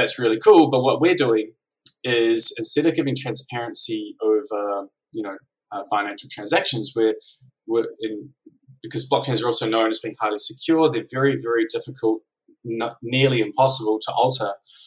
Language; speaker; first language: English; native; English